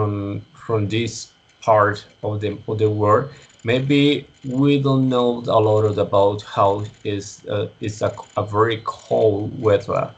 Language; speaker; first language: English; non-native, learner; Spanish